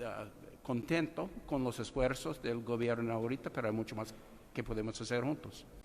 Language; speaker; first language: Spanish; non-native, fluent; English